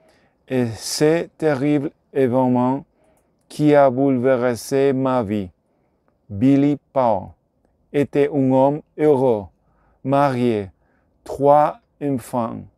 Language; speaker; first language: French; non-native, learner; Spanish